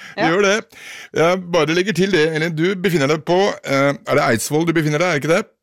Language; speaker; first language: Norwegian; native; Norwegian